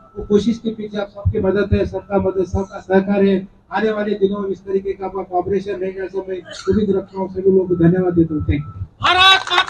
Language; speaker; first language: Hindi; non-native, local second language; Telugu